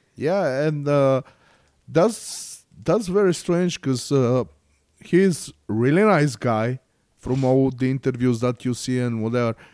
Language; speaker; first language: English; non-native, learner; Bulgarian